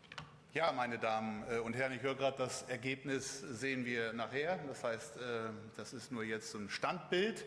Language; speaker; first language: German; native; German